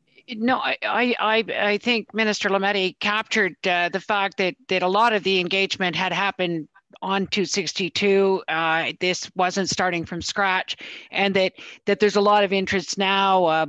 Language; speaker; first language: English; native; English